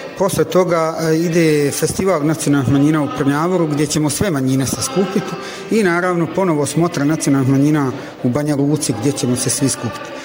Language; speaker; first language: Bosnian; non-native, local second language; Italian